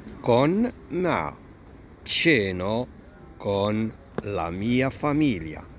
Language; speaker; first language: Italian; non-native, fluent; Arabic